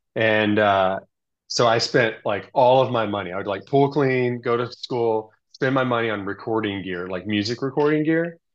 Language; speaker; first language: English; native; English